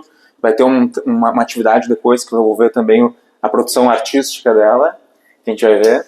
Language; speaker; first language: Portuguese; native; Portuguese